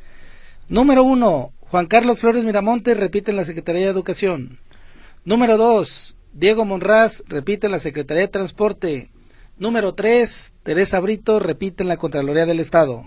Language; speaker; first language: Spanish; native; Spanish